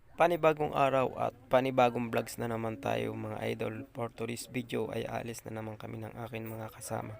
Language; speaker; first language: Filipino; non-native, local second language; Masbatenyo